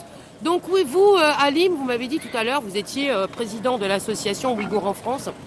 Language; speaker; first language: French; native; French